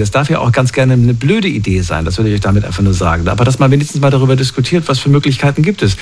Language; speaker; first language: German; native; German